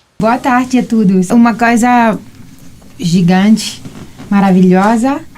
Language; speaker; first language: Portuguese; non-native, learner; Italian